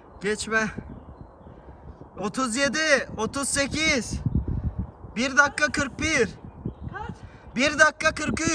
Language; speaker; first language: Turkish; early bilingual, heritage; Turkish